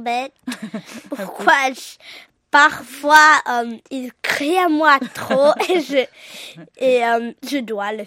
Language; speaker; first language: French; early bilingual, heritage; English